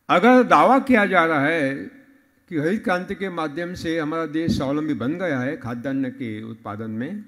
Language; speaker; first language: Hindi; non-native, local second language; Marathi